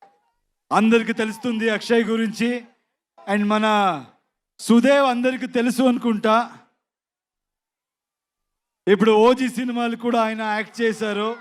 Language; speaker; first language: Telugu; non-native, learner; Kannada